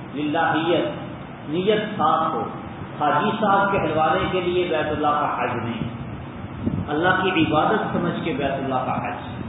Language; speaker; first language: Urdu; non-native, local second language; Punjabi